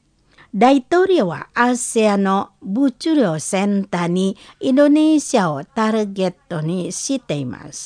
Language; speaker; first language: Japanese; non-native, fluent; Indonesian